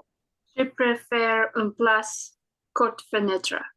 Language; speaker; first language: French; non-native, learner; English